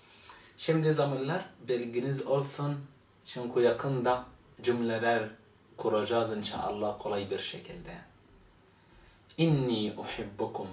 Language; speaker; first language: Turkish; non-native, fluent; Arabic